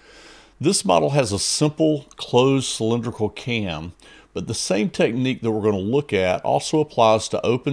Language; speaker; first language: English; native; English